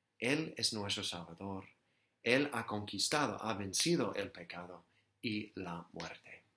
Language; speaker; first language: Spanish; non-native, fluent; English